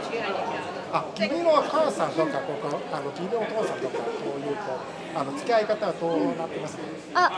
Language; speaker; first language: Japanese; non-native, fluent; Cantonese